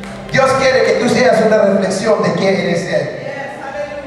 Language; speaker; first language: Spanish; early bilingual, heritage; Spanish